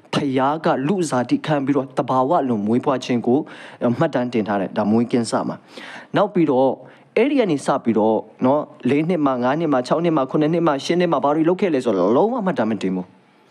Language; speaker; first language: Burmese; native; Burmese